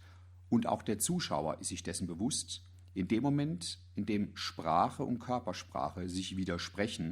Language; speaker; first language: German; native; German